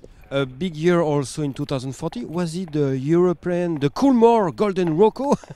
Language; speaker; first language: English; non-native, fluent; French